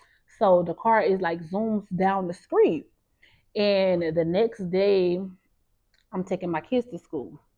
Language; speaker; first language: English; native; English